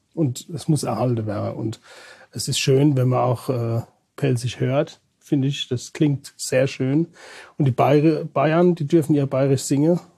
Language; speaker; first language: German; native; German